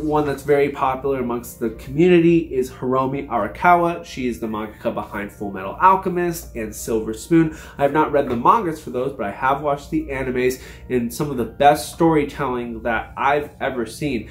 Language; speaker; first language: English; native; English